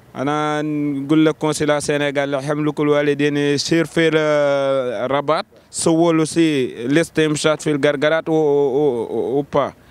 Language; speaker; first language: Arabic; non-native, learner; Wolof